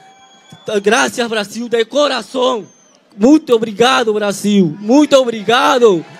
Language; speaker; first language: Portuguese; non-native, learner; Spanish